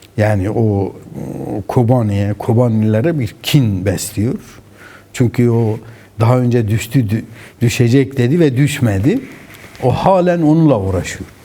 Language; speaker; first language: Turkish; non-native, local second language; Kurdish